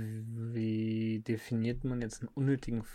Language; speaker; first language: German; native; German